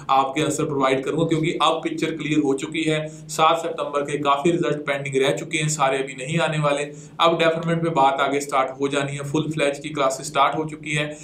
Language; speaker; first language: Hindi; non-native, local second language; Punjabi